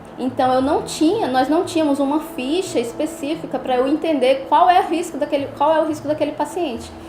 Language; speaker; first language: Portuguese; native; Portuguese